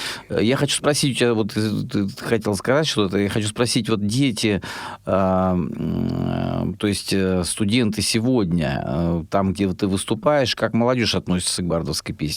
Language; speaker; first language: Russian; native; Russian